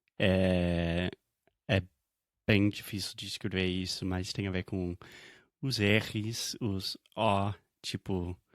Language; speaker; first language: Portuguese; non-native, fluent; English